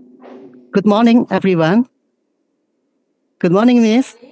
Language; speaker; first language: English; non-native, learner; Indonesian